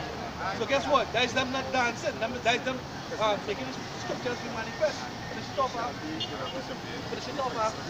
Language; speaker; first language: English; native; English